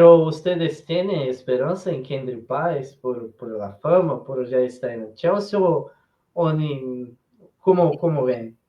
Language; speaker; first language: Spanish; non-native, learner; Portuguese